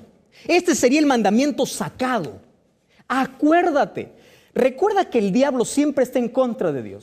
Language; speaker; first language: Spanish; native; Spanish